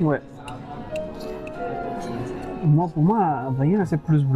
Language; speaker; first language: French; non-native, fluent; Spanish